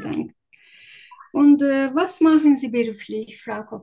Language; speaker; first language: German; non-native, learner; Turkish